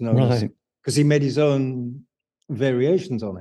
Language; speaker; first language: English; native; English